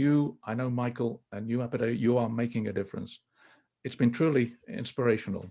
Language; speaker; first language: English; native; English